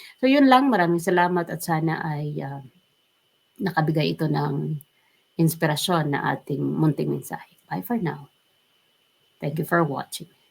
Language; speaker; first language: Filipino; native; Filipino